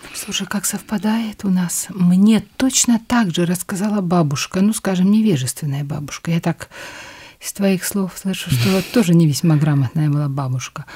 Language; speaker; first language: Russian; native; Russian